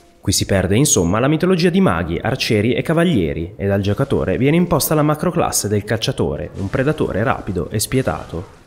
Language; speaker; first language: Italian; native; Italian